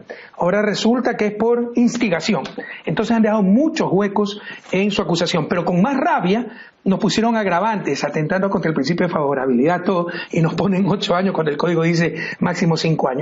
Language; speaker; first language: Spanish; native; Spanish